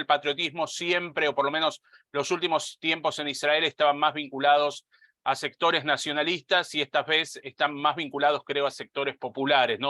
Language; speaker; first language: Spanish; native; Spanish